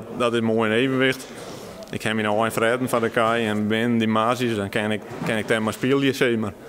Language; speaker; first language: Dutch; non-native, local second language; Western Frisian